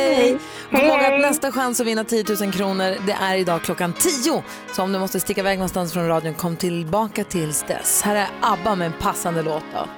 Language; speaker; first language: Swedish; native; Swedish